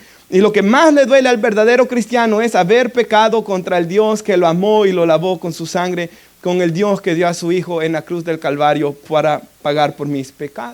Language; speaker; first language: Spanish; native; Spanish